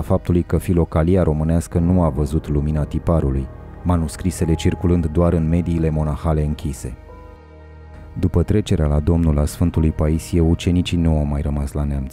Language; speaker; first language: Romanian; native; Romanian